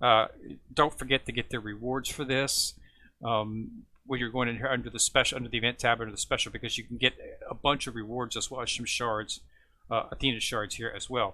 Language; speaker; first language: English; native; English